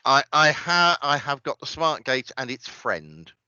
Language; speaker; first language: English; native; English